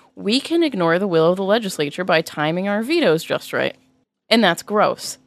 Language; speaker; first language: English; native; English